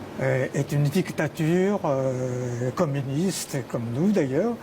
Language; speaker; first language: French; non-native, fluent; Chinese